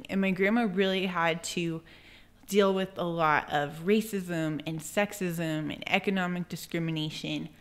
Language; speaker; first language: English; native; English